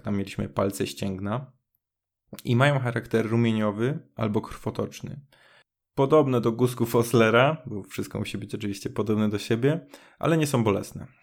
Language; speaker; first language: Polish; native; Polish